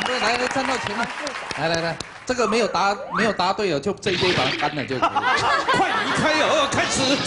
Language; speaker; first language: Chinese; native; Chinese